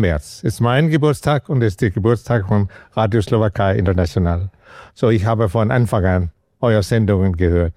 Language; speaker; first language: German; non-native, fluent; Danish